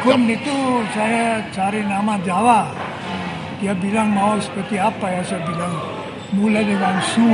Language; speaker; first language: Indonesian; non-native, fluent; German